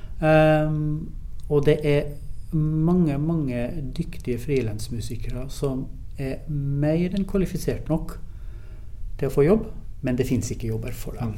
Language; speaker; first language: Norwegian; early bilingual, other home language; English